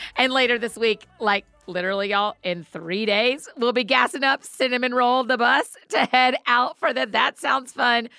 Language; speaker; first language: English; native; English